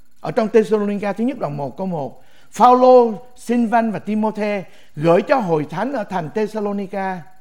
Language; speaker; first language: Vietnamese; native; Vietnamese